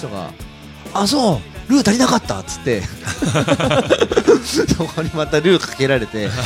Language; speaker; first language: Japanese; native; Japanese